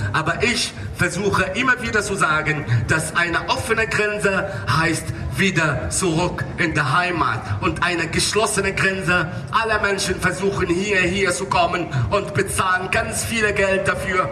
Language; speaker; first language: German; non-native, local second language; Arabic